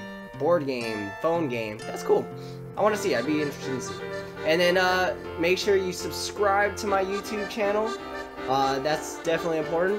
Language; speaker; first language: English; native; English